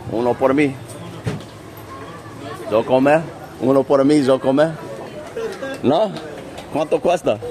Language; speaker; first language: Spanish; non-native, learner; English